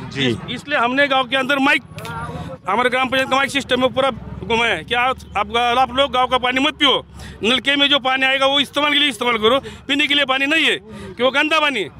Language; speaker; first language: Hindi; non-native, local second language; Marathi